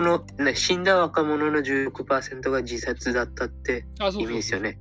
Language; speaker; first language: Japanese; non-native, fluent; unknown